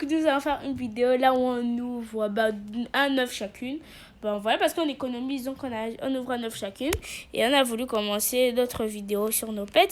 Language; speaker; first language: French; native; French